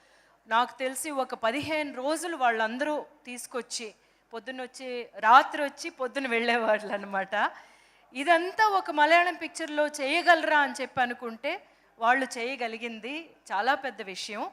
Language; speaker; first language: Telugu; native; Telugu